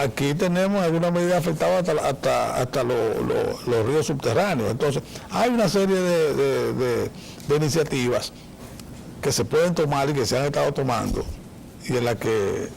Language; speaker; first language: Spanish; native; Spanish